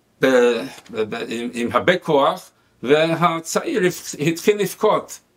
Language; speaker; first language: Hebrew; non-native, fluent; Spanish